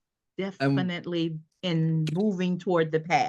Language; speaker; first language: English; native; English